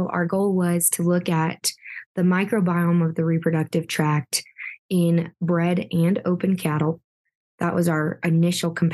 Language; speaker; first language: English; native; English